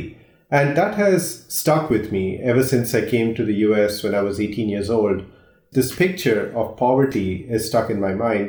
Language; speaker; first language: English; non-native, local second language; Hindi